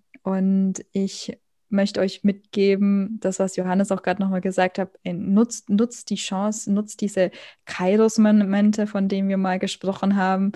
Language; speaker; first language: German; native; German